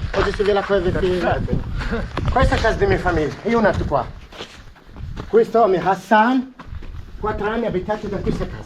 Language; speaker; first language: Italian; non-native, learner; Arabic